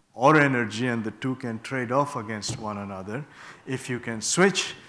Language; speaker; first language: English; non-native, local second language; Bangla